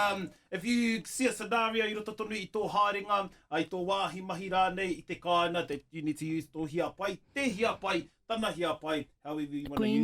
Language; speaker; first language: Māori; non-native, local second language; English